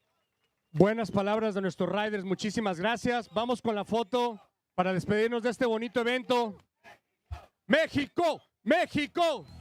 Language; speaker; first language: Spanish; native; Spanish